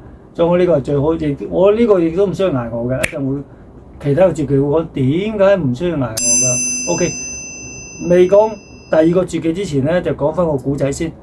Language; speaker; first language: Cantonese; native; Cantonese